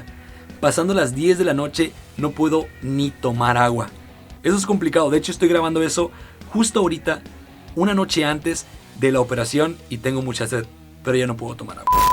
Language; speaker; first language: Spanish; native; Spanish